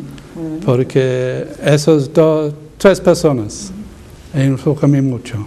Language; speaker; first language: Spanish; non-native, learner; English